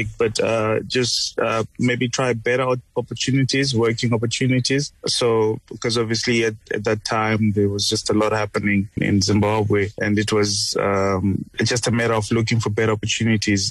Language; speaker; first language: English; non-native, local second language; Shona